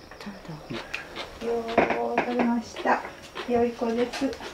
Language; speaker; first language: Japanese; native; Japanese